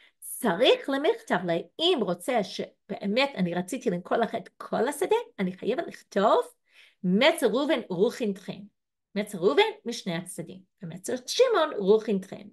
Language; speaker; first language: Hebrew; non-native, fluent; English